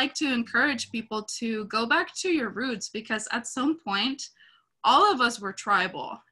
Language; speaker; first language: English; non-native, fluent; Spanish